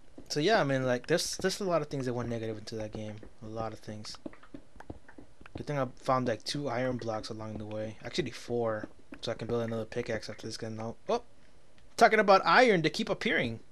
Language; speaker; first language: English; native; English